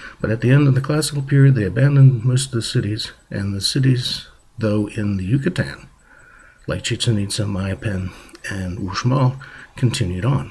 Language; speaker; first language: English; native; English